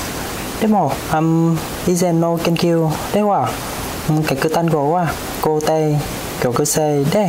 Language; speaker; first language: Japanese; non-native, fluent; Vietnamese